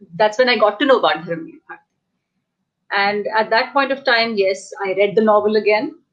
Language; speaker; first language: English; non-native, local second language; Hindi